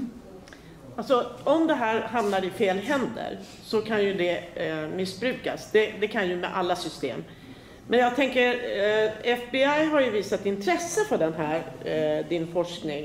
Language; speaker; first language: Swedish; native; Swedish